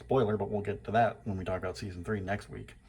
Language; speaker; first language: English; native; English